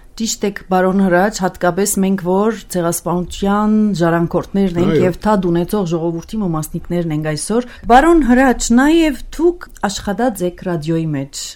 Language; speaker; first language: Armenian; early bilingual, heritage; Armenian